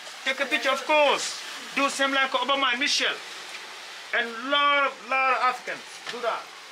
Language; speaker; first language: English; non-native, learner; Wolof